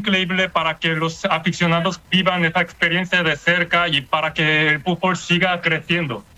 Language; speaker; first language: Spanish; non-native, learner; Korean